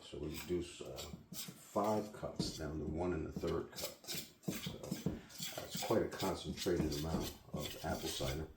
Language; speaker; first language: English; native; English